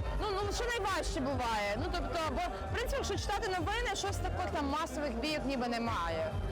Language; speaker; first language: Ukrainian; native; Ukrainian